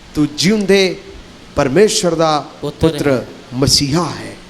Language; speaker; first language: Hindi; non-native, local second language; Punjabi